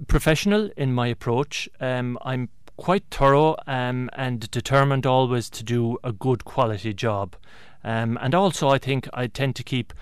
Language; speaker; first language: English; native; English